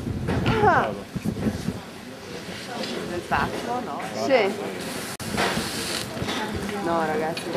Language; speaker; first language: Italian; non-native, learner; Slovak